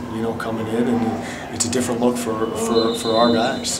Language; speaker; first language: English; native; English